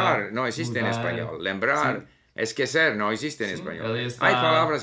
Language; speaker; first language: Portuguese; non-native, learner; English